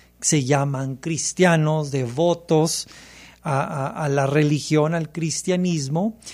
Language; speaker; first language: Spanish; early bilingual, heritage; Spanish